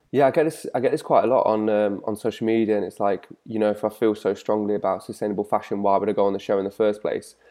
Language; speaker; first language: English; native; English